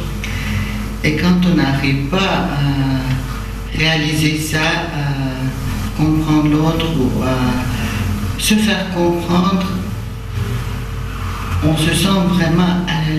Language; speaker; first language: French; non-native, fluent; Turkish